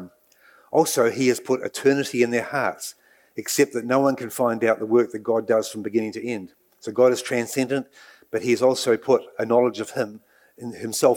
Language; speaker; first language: English; native; English